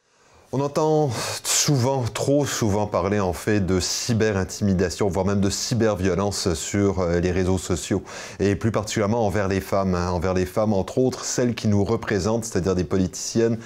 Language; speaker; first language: French; native; French